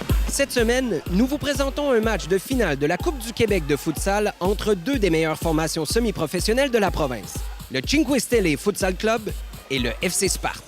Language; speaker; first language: French; native; French